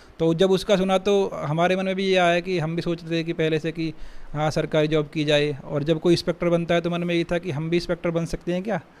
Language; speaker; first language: Hindi; native; Hindi